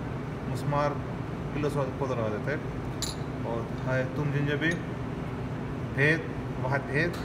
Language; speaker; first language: Arabic; non-native, learner; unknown